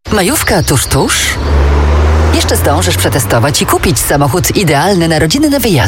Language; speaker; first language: Polish; native; Polish